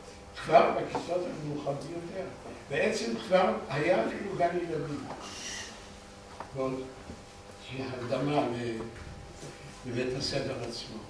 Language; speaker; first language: Hebrew; early bilingual, other home language; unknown